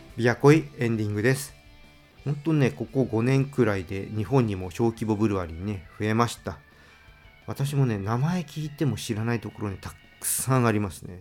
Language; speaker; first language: Japanese; native; Japanese